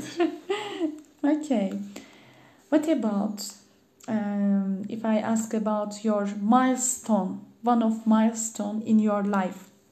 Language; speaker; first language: English; non-native, learner; Turkish